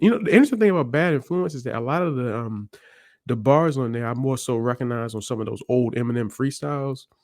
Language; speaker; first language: English; native; English